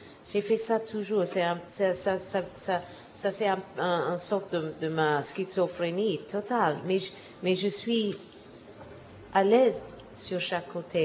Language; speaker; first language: French; non-native, learner; English